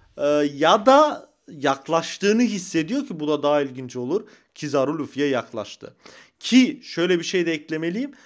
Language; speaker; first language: Turkish; early bilingual, heritage; Turkish